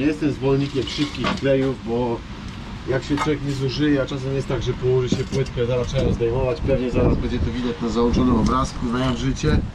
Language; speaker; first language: Polish; native; Polish